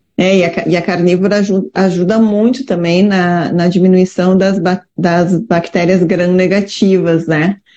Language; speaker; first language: Portuguese; native; Portuguese